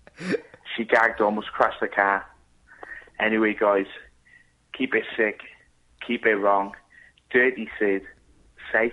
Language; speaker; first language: English; native; English